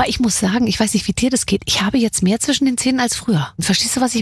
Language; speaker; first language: German; native; German